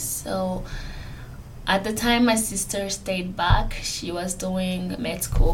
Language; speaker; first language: English; non-native, fluent; French